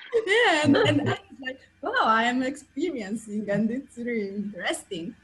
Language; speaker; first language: English; non-native, fluent; Hungarian